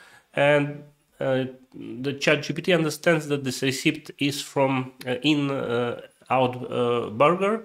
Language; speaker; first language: English; non-native, fluent; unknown